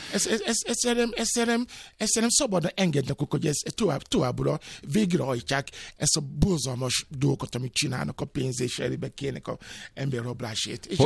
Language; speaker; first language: Hungarian; non-native, fluent; Yoruba